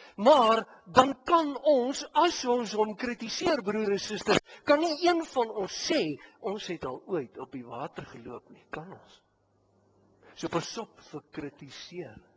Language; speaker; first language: Afrikaans; native; Afrikaans